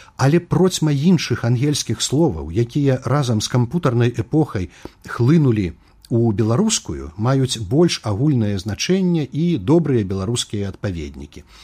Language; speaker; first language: Belarusian; native; Belarusian